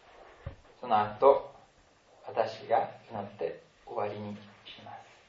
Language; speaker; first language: Japanese; non-native, fluent; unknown